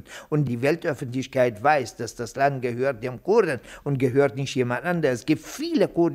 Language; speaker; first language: German; non-native, fluent; Kurdish